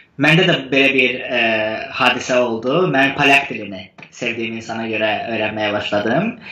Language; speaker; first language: Azerbaijani; non-native, fluent; Turkish